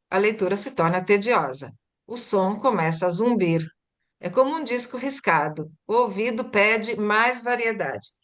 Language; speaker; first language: Portuguese; early bilingual, other home language; Italian